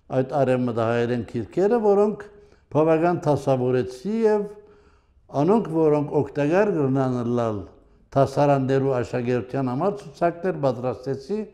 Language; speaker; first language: Armenian; early bilingual, heritage; Armenian